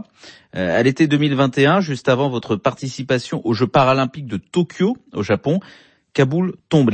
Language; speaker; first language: French; native; French